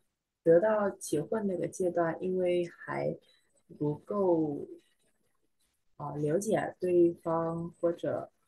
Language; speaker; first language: Chinese; non-native, learner; Vietnamese